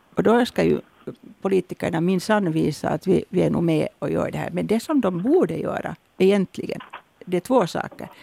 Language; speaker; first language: Swedish; native; Swedish